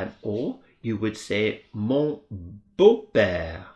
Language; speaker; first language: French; non-native, fluent; English